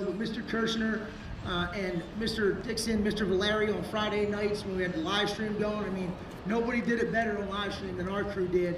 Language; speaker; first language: English; native; English